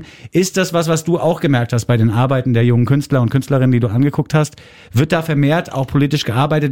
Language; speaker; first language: German; native; German